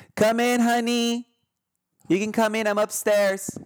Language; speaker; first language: English; non-native, fluent; Portuguese